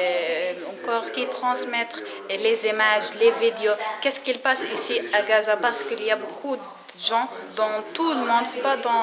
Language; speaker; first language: French; non-native, learner; Arabic